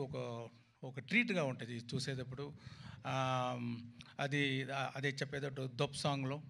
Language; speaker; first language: Telugu; non-native, learner; Tamil